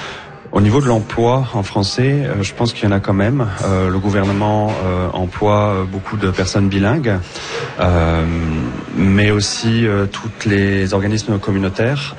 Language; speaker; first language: French; native; French